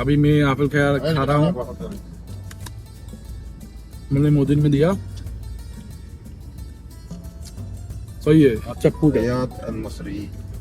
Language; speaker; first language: Hindi; non-native, learner; Bangla